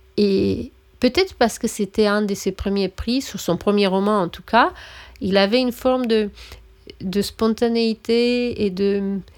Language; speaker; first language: French; non-native, fluent; Romanian